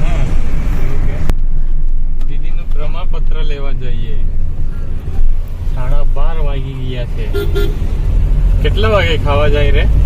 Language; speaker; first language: Gujarati; non-native, local second language; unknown